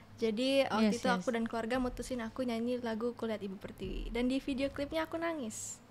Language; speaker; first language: Indonesian; non-native, local second language; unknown